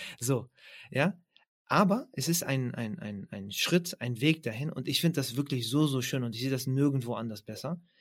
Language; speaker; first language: German; early bilingual, other home language; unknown